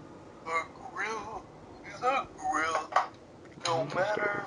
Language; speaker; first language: English; native; English